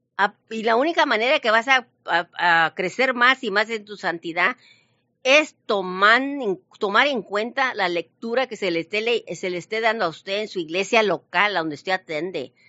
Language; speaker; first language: Spanish; early bilingual, heritage; Spanish